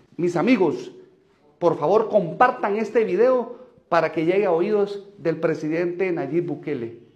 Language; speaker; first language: Spanish; native; Spanish